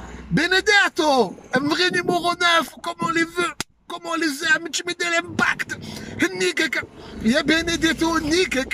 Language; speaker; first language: French; native; French